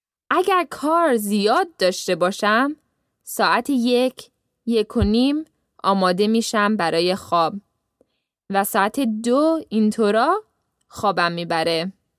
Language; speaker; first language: Persian; native; Persian